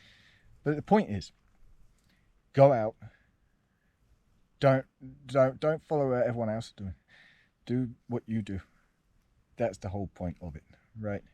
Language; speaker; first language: English; native; English